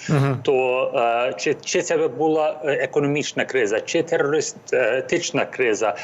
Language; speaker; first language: Ukrainian; early bilingual, heritage; English